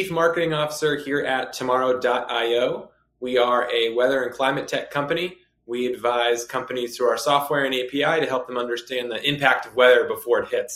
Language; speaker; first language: English; native; English